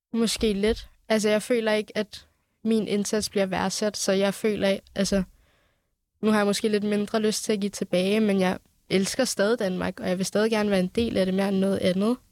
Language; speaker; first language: Danish; early bilingual, other home language; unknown